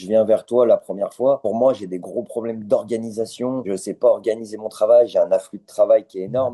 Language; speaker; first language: French; native; French